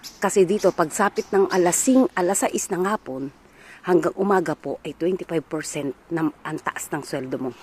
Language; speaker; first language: Filipino; native; Filipino